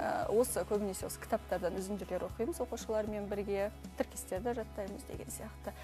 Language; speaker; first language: Kazakh; non-native, local second language; Uzbek